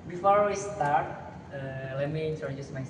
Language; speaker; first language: English; non-native, learner; Indonesian